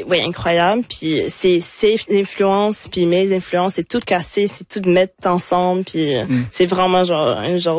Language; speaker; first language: French; non-native, local second language; English